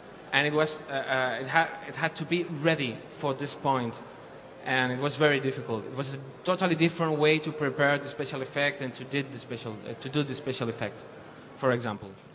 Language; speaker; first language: English; non-native, fluent; Spanish